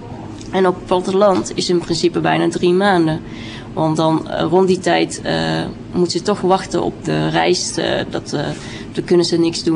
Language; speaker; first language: Dutch; early bilingual, other home language; Vietnamese